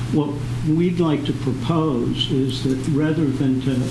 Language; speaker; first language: English; native; English